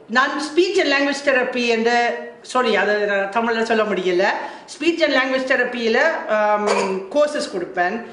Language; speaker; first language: Tamil; non-native, fluent; German